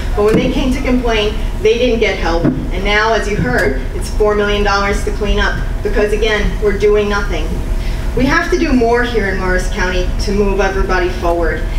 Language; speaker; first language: English; native; English